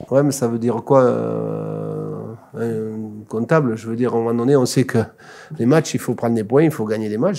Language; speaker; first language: French; native; French